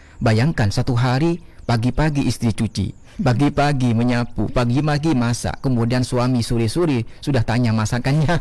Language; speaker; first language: Indonesian; non-native, local second language; Madurese